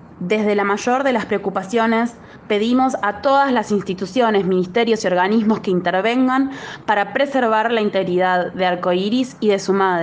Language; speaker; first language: Spanish; native; Spanish